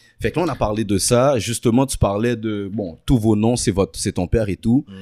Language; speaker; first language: French; early bilingual, other home language; Haitian Creole